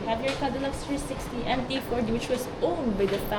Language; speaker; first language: English; non-native, local second language; Filipino